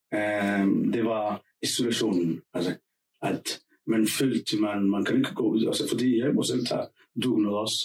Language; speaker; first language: Danish; non-native, fluent; Somali